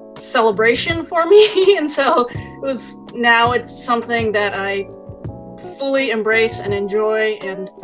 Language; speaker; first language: English; native; English